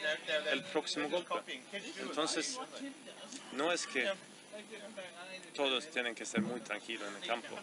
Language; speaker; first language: Spanish; non-native, fluent; Swedish